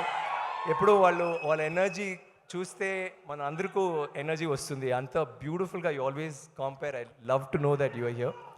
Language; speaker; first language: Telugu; non-native, learner; Tamil